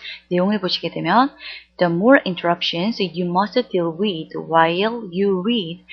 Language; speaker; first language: English; non-native, fluent; Korean